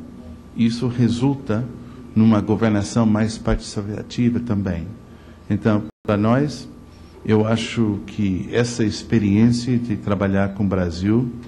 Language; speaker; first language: Portuguese; non-native, fluent; English